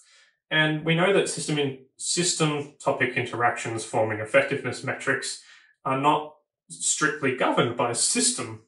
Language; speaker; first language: English; native; English